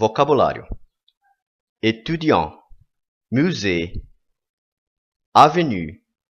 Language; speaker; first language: French; non-native, fluent; Portuguese